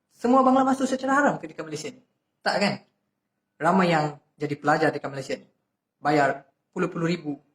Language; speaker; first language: Malay; non-native, fluent; Bangla